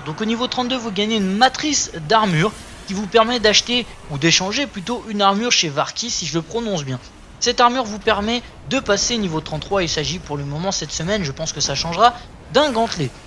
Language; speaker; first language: French; native; French